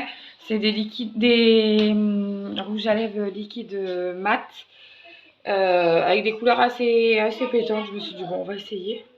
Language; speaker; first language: French; native; French